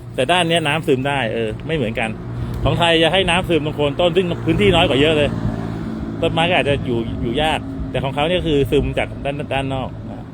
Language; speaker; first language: Thai; native; Thai